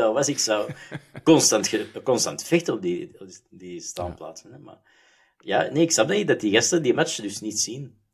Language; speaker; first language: Dutch; native; Dutch